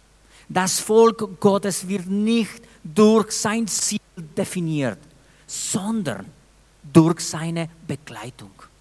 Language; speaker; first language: German; non-native, fluent; Spanish